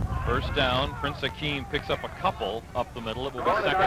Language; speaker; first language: English; native; English